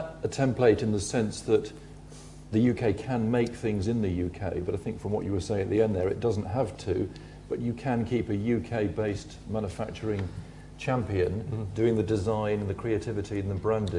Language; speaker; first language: English; native; English